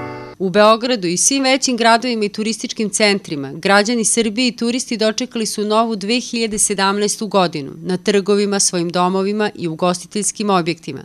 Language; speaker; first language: Serbian; native; Serbian